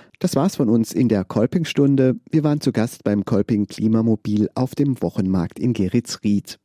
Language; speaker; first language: German; native; German